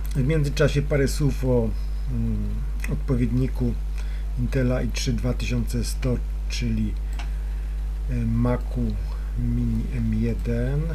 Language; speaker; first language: Polish; native; Polish